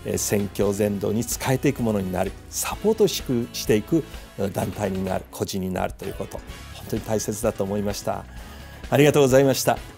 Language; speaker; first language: Japanese; native; Japanese